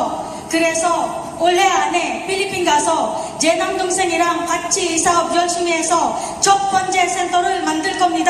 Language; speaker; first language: Korean; non-native, learner; Filipino